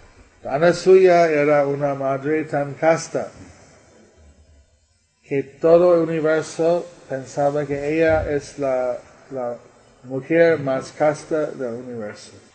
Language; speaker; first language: Spanish; non-native, learner; English